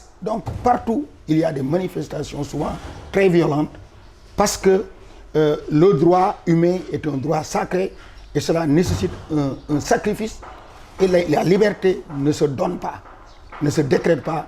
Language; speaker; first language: French; non-native, local second language; Wolof